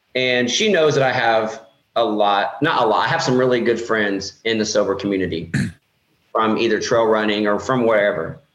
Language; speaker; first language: English; native; English